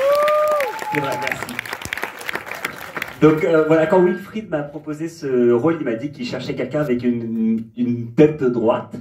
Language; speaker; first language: French; native; French